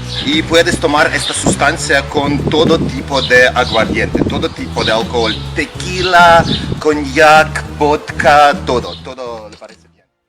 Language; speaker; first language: Spanish; non-native, fluent; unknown